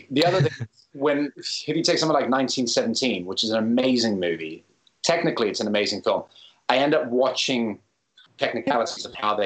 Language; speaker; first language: English; native; English